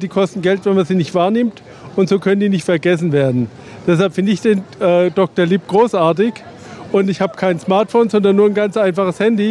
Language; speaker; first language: German; native; German